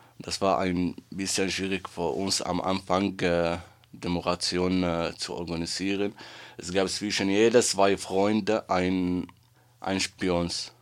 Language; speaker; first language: German; non-native, learner; Arabic